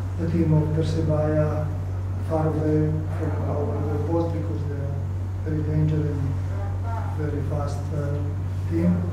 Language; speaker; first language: English; non-native, learner; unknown